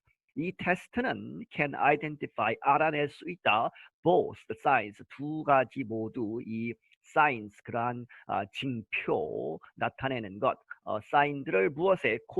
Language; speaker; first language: Korean; native; Korean